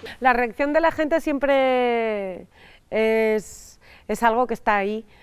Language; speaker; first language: Spanish; native; Spanish